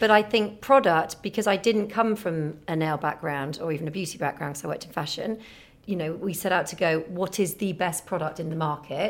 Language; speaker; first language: English; native; English